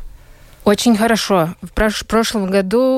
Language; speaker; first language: Russian; non-native, local second language; Latvian